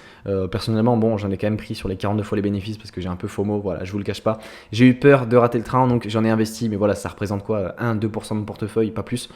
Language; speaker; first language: French; native; French